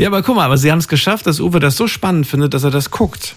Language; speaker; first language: German; native; German